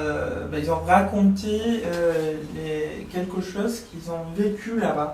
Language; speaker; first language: French; non-native, learner; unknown